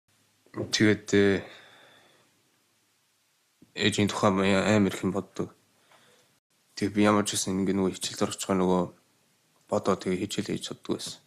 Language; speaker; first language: Mongolian; early bilingual, heritage; Mongolian